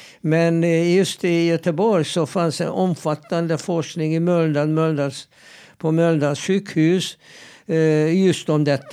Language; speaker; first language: Swedish; non-native, fluent; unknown